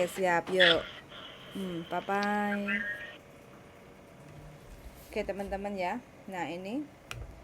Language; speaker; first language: Indonesian; non-native, local second language; Javanese